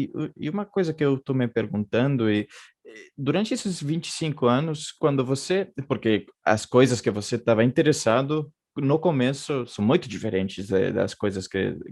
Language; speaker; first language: Portuguese; non-native, fluent; Spanish